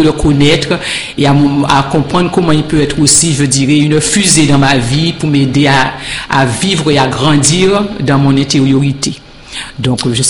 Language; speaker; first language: French; native; French